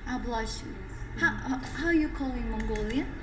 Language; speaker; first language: English; non-native, learner; Korean